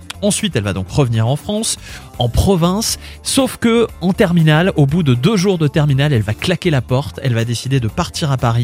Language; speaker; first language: French; native; French